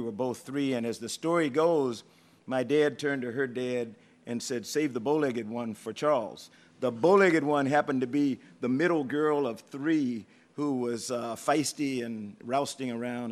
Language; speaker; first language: English; native; English